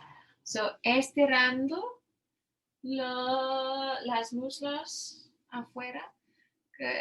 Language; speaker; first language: Spanish; non-native, learner; English